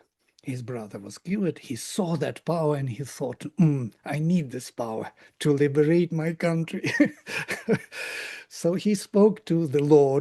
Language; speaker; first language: English; non-native, fluent; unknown